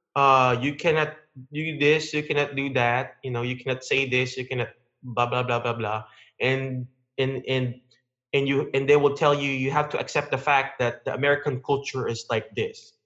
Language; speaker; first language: English; non-native, local second language; Filipino